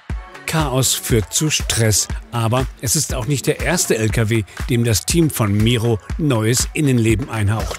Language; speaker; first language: German; native; German